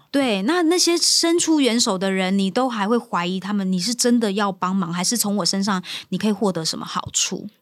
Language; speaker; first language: Chinese; non-native, local second language; Min Nan Chinese